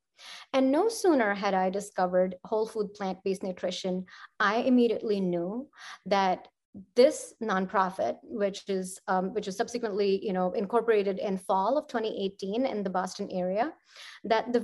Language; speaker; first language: English; non-native, local second language; Punjabi